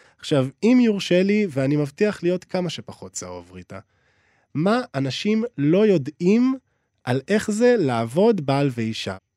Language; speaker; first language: Hebrew; native; Hebrew